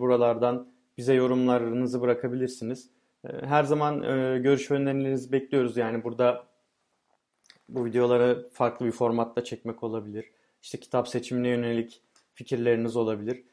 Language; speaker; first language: Turkish; native; Turkish